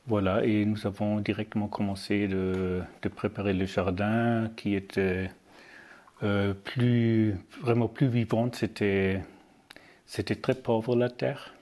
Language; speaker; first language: French; non-native, learner; German